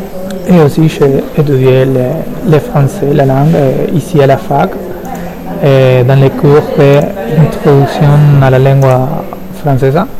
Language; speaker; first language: French; non-native, learner; Spanish